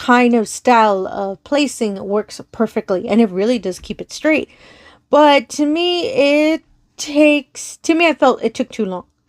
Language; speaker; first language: English; native; English